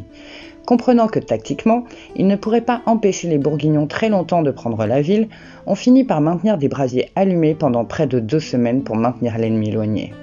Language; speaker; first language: French; native; French